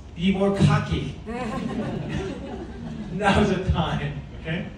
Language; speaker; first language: English; non-native, fluent; Korean